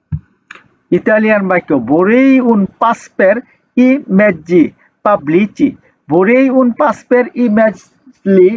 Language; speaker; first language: Italian; non-native, learner; Bangla